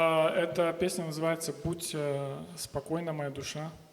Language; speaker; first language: Russian; native; Russian